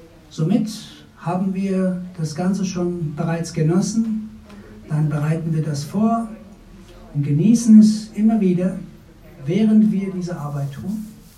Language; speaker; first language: German; non-native, fluent; Persian